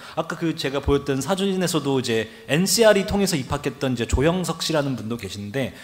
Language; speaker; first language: Korean; native; Korean